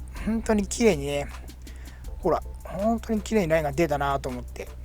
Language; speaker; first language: Japanese; native; Japanese